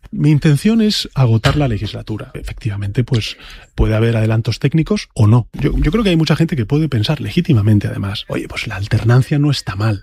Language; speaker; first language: Spanish; native; Spanish